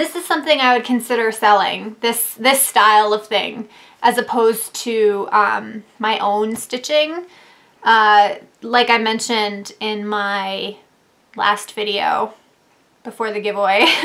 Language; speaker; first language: English; native; English